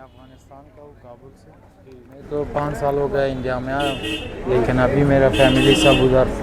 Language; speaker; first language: Hindi; non-native, learner; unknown